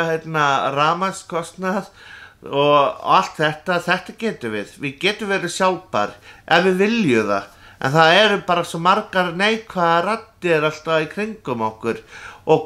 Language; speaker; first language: Icelandic; non-native, fluent; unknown